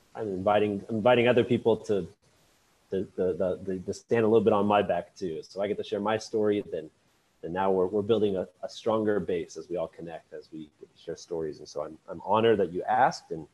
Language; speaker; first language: English; native; English